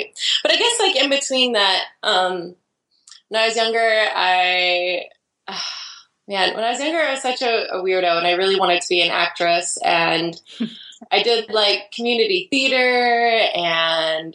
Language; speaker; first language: English; native; English